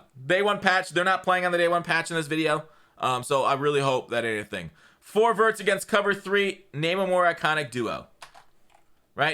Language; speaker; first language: English; native; English